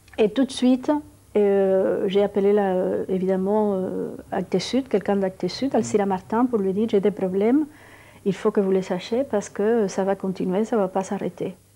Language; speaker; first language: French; non-native, fluent; Spanish